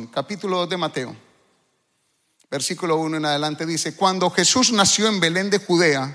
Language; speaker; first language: Spanish; native; Spanish